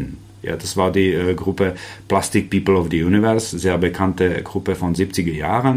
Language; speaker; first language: German; non-native, fluent; Czech